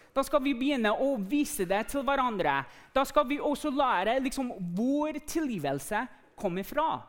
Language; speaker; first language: Norwegian; non-native, fluent; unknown